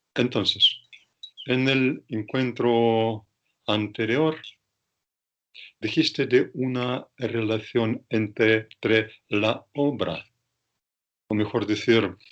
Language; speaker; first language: Spanish; non-native, fluent; Russian